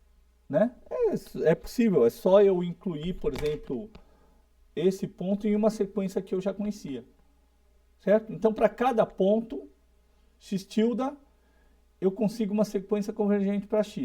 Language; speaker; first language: Portuguese; native; Portuguese